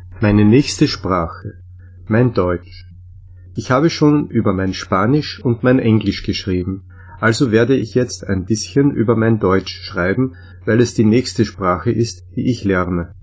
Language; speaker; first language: German; non-native, learner; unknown